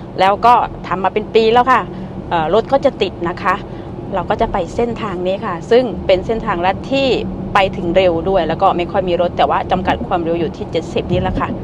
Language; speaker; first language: Thai; native; Thai